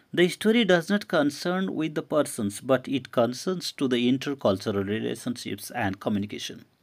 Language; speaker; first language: English; non-native, local second language; Nepali